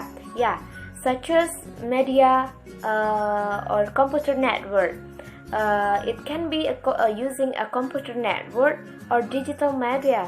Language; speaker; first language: English; non-native, learner; Indonesian